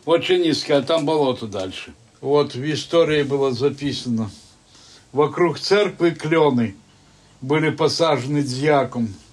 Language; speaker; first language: Russian; native; Russian